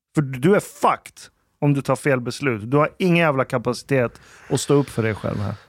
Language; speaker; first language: Swedish; early bilingual, other home language; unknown